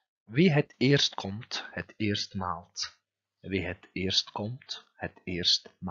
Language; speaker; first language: Dutch; non-native, fluent; Turkish